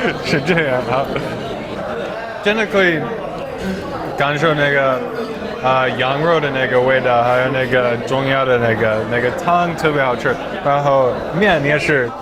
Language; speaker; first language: Chinese; non-native, fluent; English